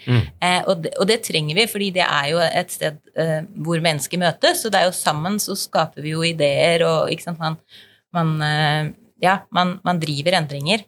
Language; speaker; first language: Norwegian; native; Norwegian